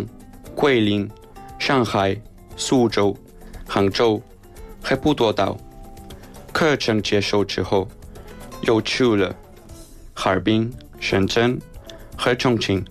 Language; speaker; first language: Chinese; non-native, learner; Spanish